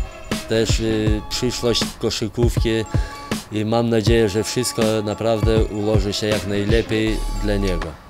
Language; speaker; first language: Polish; non-native, fluent; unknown